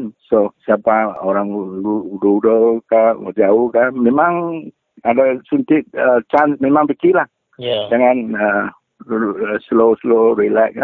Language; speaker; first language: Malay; non-native, local second language; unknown